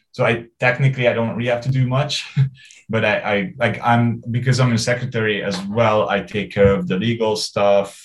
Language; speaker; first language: English; non-native, fluent; Hungarian